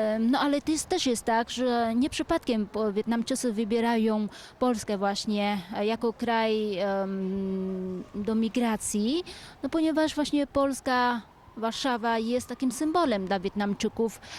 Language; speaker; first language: Polish; non-native, fluent; Vietnamese